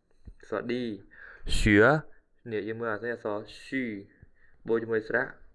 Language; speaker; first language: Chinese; non-native, fluent; Khmer